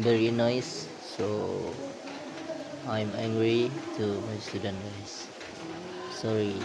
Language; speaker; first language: English; non-native, learner; Indonesian